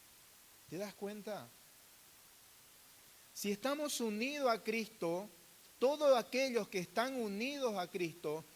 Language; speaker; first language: Spanish; native; Spanish